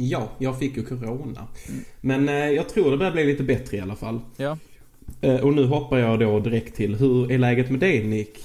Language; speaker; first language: Swedish; native; Swedish